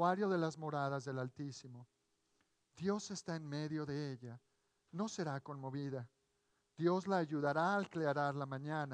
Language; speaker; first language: English; non-native, fluent; Spanish